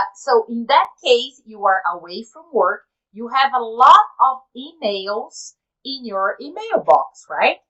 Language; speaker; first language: English; non-native, fluent; Portuguese